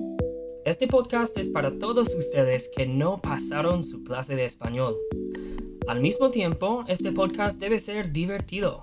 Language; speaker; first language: Spanish; non-native, fluent; English